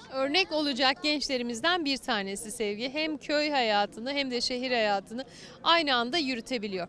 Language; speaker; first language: Turkish; native; Turkish